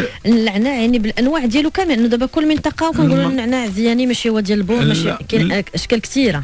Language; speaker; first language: Arabic; native; Arabic